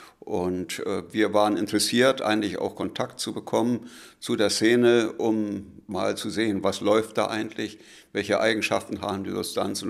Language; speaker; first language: German; native; German